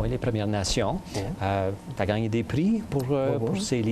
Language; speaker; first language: French; native; French